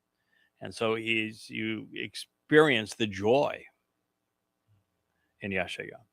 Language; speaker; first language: English; native; English